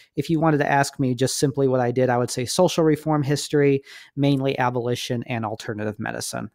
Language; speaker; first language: English; native; English